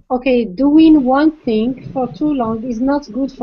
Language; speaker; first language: English; non-native, learner; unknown